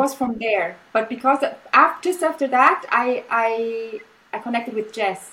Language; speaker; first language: English; non-native, fluent; German